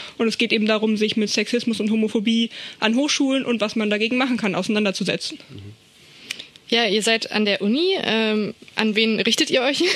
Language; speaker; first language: German; native; German